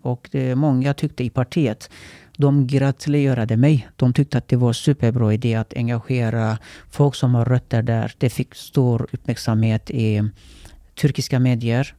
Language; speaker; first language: Swedish; early bilingual, other home language; Turkish